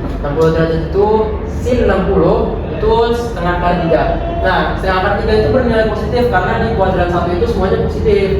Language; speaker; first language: Indonesian; native; Indonesian